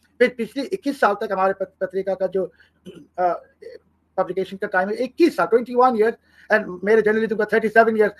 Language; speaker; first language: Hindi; non-native, fluent; Bangla